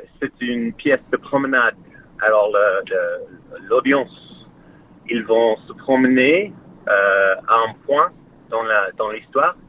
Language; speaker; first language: French; non-native, learner; English